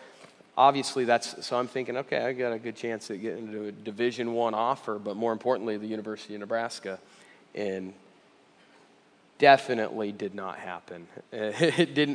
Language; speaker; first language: English; native; English